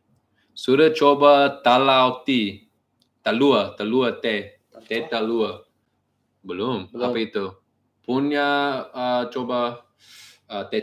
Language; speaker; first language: Indonesian; non-native, learner; English